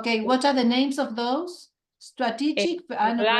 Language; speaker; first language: English; non-native, fluent; Spanish